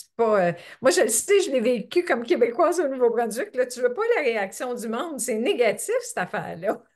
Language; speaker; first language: French; native; French